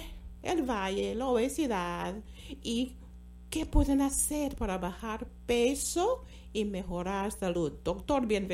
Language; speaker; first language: Spanish; non-native, fluent; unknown